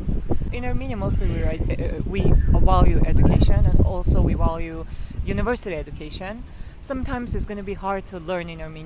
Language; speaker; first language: English; non-native, fluent; Armenian